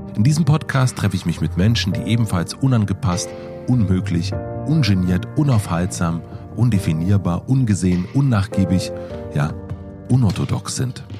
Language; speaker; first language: German; native; German